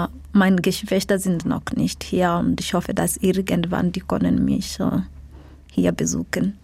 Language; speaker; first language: German; non-native, learner; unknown